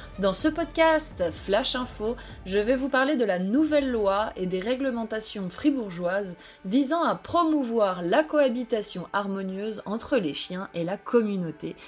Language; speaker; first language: French; native; French